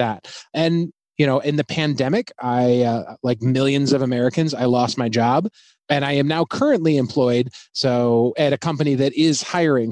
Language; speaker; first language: English; native; English